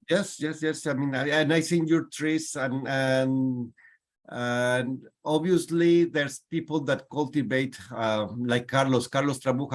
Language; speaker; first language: English; non-native, fluent; Spanish